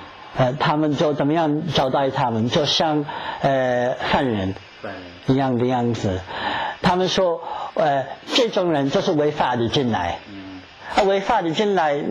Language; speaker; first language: Chinese; non-native, fluent; English